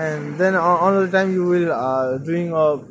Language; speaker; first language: English; non-native, learner; Nepali